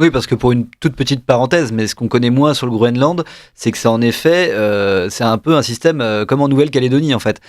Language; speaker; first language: French; native; French